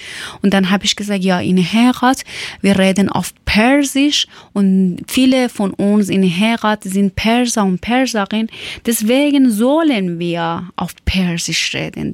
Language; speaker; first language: German; non-native, learner; Persian